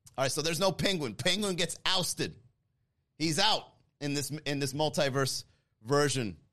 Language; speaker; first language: English; native; English